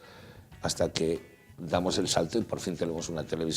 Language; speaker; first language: Spanish; native; Spanish